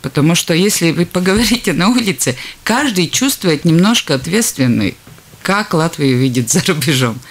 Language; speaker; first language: Russian; non-native, local second language; Latvian